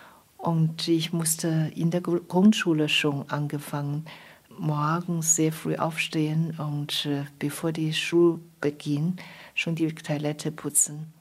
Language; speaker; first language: German; non-native, fluent; Chinese